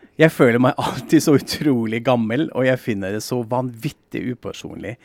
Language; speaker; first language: Norwegian; non-native, fluent; German